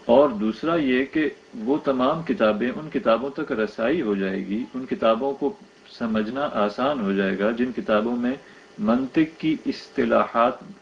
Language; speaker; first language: Urdu; native; Urdu